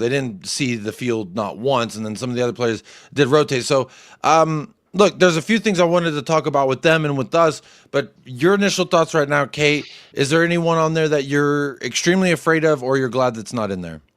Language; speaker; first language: English; native; English